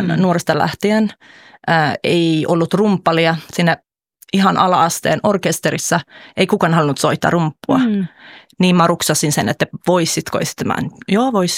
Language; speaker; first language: Finnish; early bilingual, heritage; Finnish